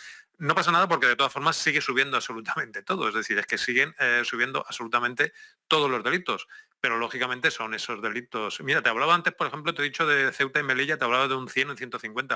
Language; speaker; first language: Spanish; native; Spanish